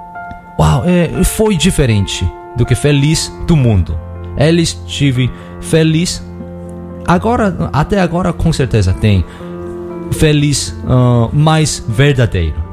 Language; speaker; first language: Portuguese; non-native, learner; Korean